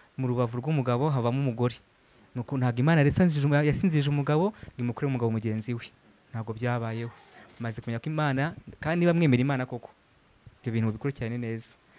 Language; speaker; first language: Kinyarwanda; native; Kinyarwanda